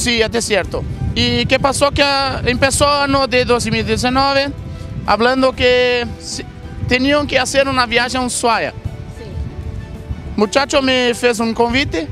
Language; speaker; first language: Spanish; non-native, learner; Portuguese